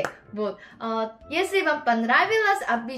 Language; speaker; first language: Russian; non-native, fluent; Korean